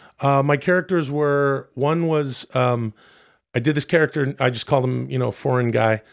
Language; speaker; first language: English; native; English